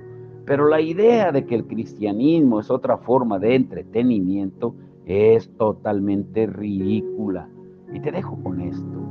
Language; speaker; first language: Spanish; native; Spanish